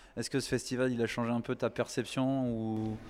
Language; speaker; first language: French; native; French